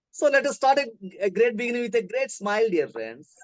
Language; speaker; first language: English; non-native, local second language; Telugu